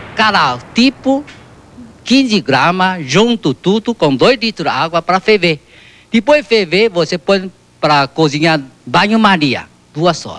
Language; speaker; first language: Portuguese; non-native, learner; Chinese